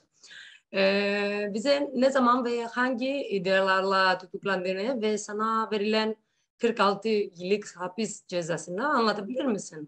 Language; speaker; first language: Turkish; non-native, learner; Greek